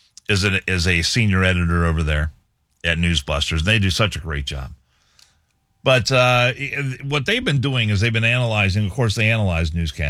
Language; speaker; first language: English; native; English